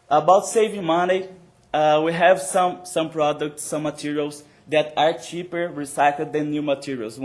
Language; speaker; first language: English; non-native, fluent; Portuguese